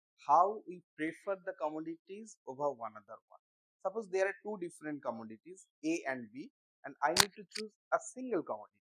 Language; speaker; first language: English; non-native, local second language; Bangla